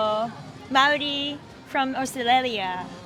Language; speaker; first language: English; non-native, learner; Japanese